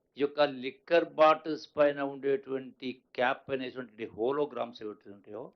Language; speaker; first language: Telugu; native; Telugu